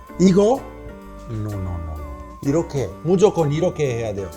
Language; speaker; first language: Korean; non-native, learner; Italian